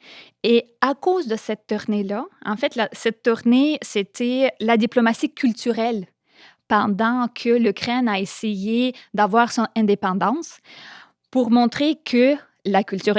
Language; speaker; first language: French; non-native, fluent; Ukrainian